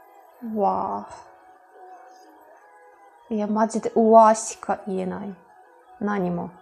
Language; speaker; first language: Japanese; non-native, fluent; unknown